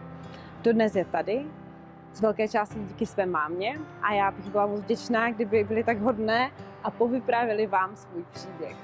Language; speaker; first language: Czech; native; Czech